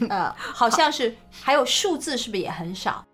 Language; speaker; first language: Chinese; native; Chinese